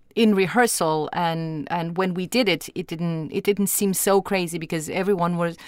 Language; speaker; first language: English; non-native, fluent; Portuguese